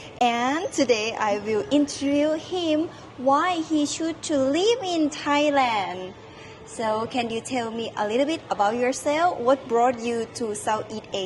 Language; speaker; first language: English; non-native, learner; Thai